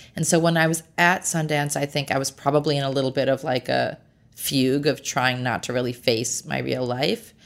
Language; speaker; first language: English; native; English